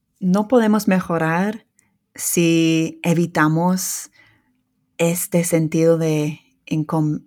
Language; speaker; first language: Spanish; non-native, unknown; English